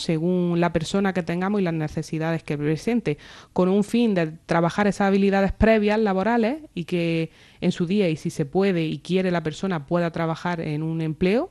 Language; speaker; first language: Spanish; native; Spanish